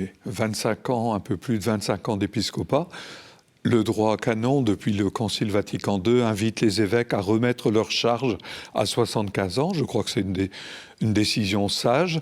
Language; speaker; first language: French; native; French